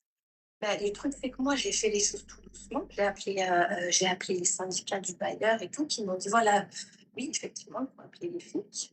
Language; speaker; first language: French; native; French